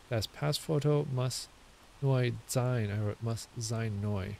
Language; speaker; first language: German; non-native, learner; English